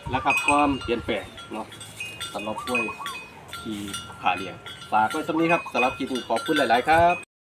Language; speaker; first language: Thai; native; Thai